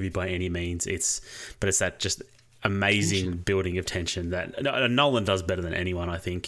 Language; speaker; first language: English; native; English